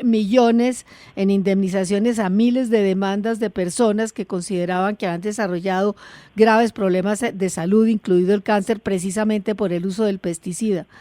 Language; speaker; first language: Spanish; native; Spanish